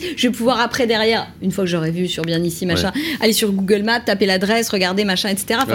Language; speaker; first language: French; native; French